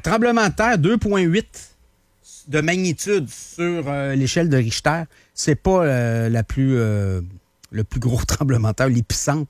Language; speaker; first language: French; native; French